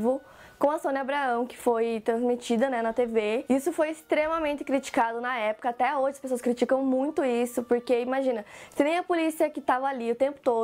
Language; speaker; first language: Portuguese; native; Portuguese